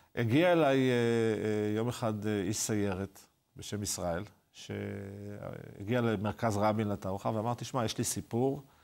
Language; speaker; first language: Hebrew; native; Hebrew